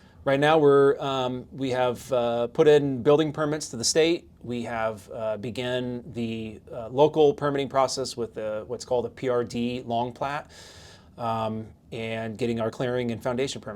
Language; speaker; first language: English; native; English